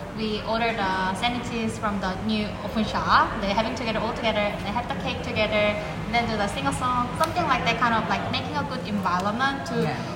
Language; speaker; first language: English; non-native, fluent; Korean